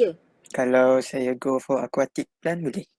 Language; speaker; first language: Malay; native; Malay